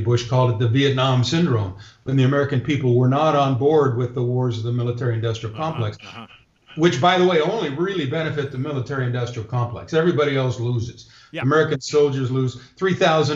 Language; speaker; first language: English; native; English